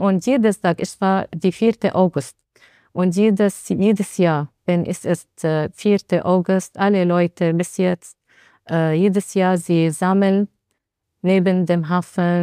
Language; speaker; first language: German; non-native, learner; Arabic